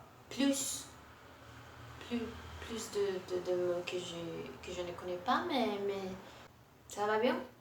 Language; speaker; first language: French; non-native, learner; Portuguese